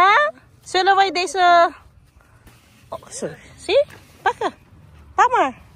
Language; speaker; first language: Dutch; non-native, learner; Filipino